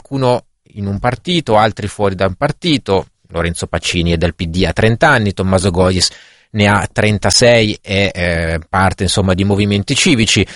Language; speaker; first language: Italian; native; Italian